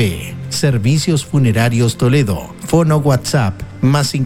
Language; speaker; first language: Spanish; native; Spanish